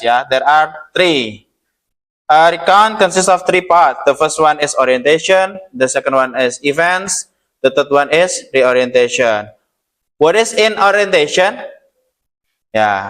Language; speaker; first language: English; non-native, learner; Indonesian